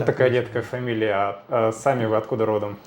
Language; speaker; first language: Russian; native; Russian